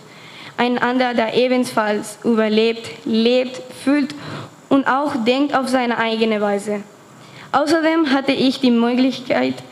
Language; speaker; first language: German; non-native, fluent; Spanish